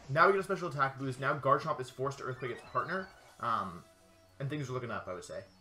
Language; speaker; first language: English; native; English